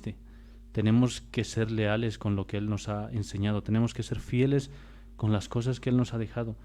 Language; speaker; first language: Spanish; native; Spanish